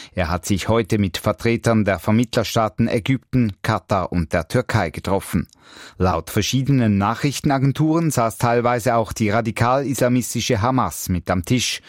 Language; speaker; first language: German; native; German